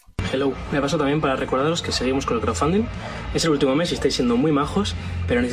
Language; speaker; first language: Spanish; native; Spanish